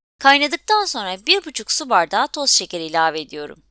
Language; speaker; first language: Turkish; native; Turkish